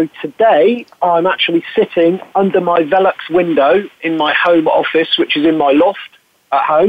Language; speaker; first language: English; native; English